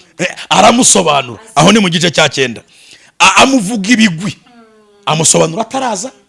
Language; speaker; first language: Kinyarwanda; native; Kinyarwanda